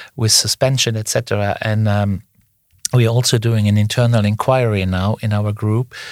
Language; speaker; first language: English; non-native, fluent; Luxembourgish